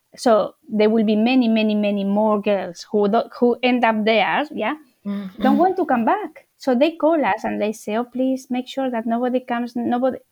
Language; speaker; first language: English; non-native, fluent; Spanish